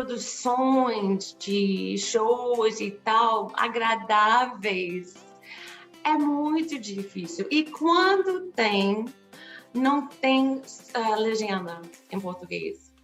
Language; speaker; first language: Portuguese; non-native, fluent; English